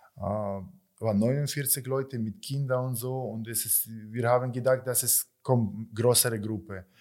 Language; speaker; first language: German; non-native, learner; Ukrainian